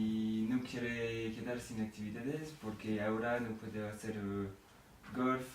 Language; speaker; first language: Spanish; non-native, learner; French